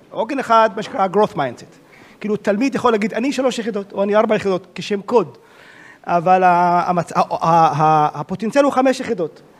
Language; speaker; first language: Hebrew; non-native, local second language; Arabic